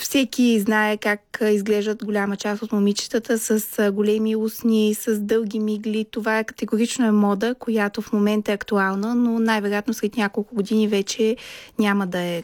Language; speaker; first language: Bulgarian; native; Bulgarian